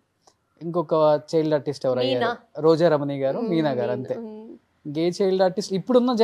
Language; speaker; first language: Telugu; native; Telugu